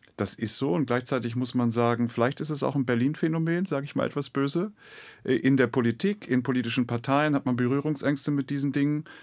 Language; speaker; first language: German; native; German